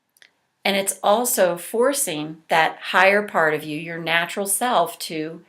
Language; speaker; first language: English; native; English